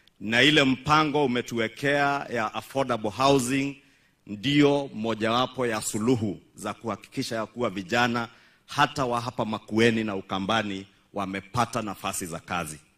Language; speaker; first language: Swahili; non-native, local second language; Kikuyu